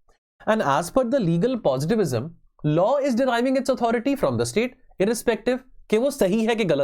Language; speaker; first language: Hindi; native; Hindi